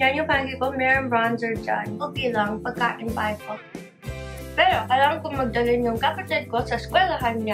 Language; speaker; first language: Filipino; non-native, learner; English